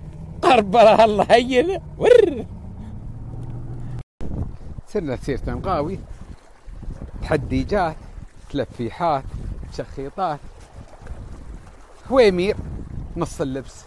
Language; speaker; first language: Arabic; native; Arabic